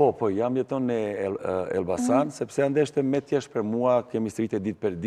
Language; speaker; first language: Albanian; non-native, learner; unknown